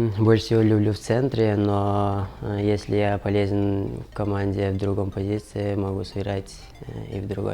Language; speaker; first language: Russian; non-native, local second language; Kyrgyz